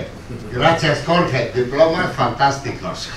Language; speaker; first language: Spanish; non-native, learner; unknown